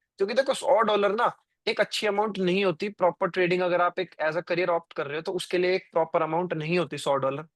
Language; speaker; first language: Hindi; native; Hindi